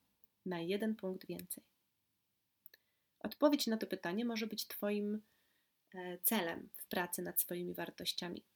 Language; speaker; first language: Polish; native; Polish